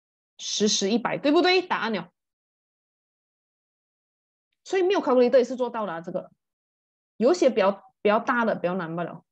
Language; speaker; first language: Chinese; native; Chinese